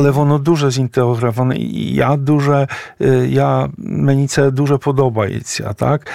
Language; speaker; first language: Ukrainian; non-native, fluent; Polish